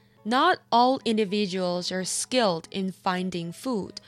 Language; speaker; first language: English; non-native, fluent; Chinese